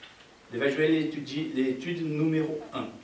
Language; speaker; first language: French; non-native, fluent; Portuguese